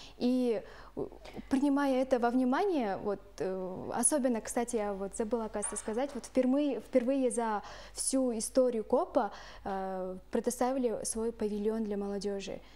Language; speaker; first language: Russian; non-native, local second language; Kyrgyz